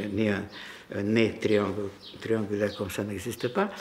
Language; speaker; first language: French; non-native, fluent; Hungarian